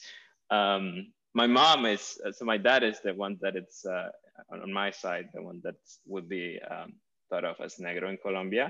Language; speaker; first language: English; non-native, fluent; Spanish